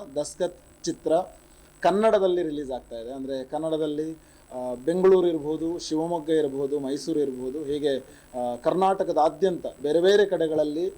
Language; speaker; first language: Kannada; non-native, local second language; Tulu